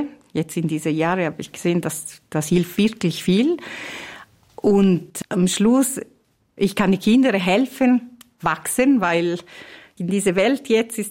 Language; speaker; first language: German; non-native, fluent; Italian